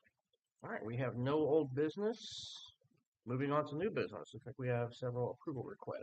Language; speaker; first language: English; native; English